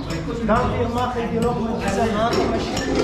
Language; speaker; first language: German; non-native, learner; Arabic